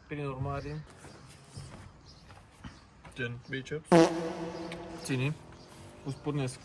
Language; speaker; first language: Romanian; native; Romanian